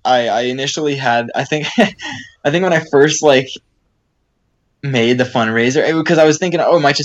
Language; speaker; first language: English; native; English